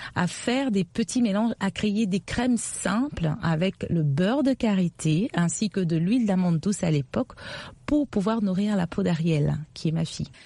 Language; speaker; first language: French; non-native, local second language; Lingala